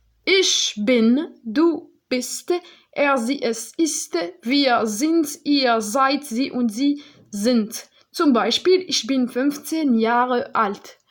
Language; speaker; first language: German; non-native, learner; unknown